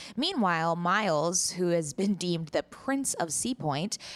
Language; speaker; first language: English; native; English